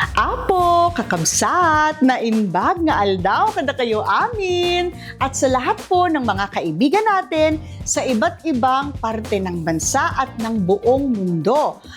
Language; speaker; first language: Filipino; non-native, local second language; Iloko